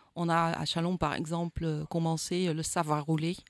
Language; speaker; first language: French; non-native, fluent; Dutch